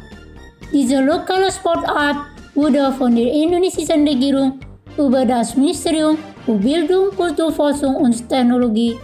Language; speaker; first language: German; non-native, fluent; Indonesian